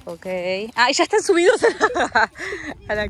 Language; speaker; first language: Spanish; native; Spanish